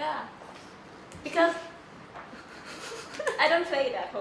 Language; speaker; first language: English; non-native, learner; Thai